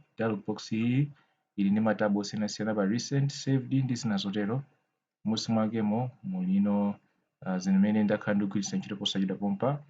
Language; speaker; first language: Nyanja; non-native, local second language; Tumbuka